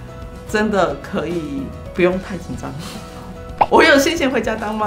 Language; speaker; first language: Chinese; native; Chinese